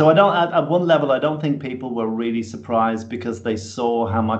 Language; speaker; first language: English; native; English